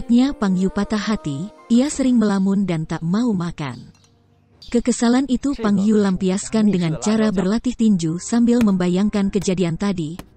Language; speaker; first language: Indonesian; native; Indonesian